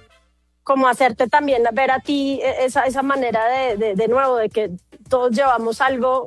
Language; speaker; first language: Spanish; native; Spanish